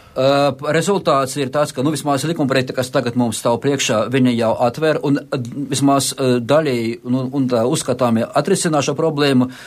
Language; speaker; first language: Latvian; non-native, local second language; Russian